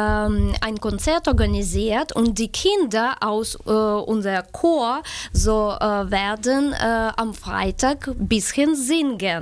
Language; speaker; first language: German; non-native, fluent; Ukrainian